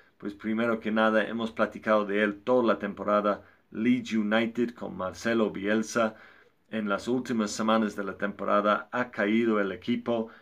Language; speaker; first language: Spanish; non-native, fluent; English